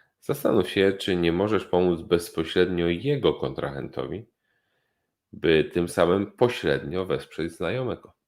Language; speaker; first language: Polish; native; Polish